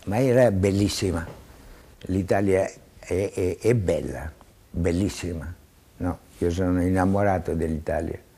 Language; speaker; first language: Italian; non-native, fluent; Greek